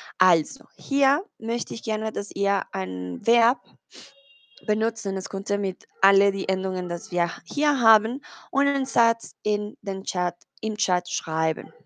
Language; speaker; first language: German; non-native, learner; Spanish